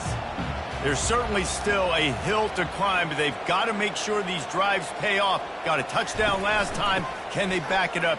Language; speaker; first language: English; native; English